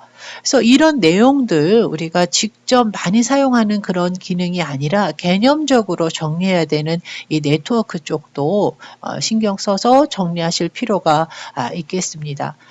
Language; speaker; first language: Korean; native; Korean